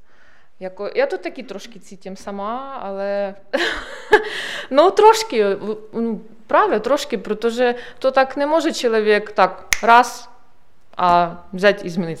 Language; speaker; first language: Czech; non-native, learner; Ukrainian